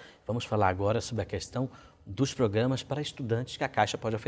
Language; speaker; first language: Portuguese; native; Portuguese